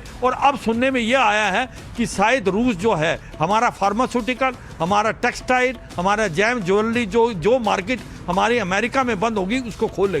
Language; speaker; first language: Hindi; native; Hindi